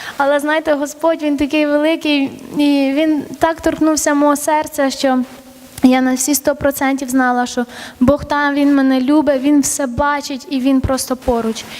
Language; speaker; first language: Ukrainian; early bilingual, other home language; Armenian